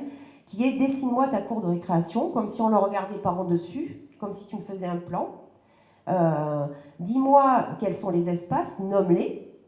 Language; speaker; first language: French; native; French